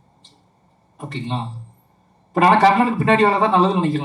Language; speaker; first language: Tamil; native; Tamil